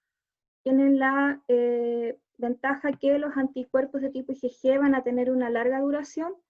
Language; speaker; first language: Spanish; native; Spanish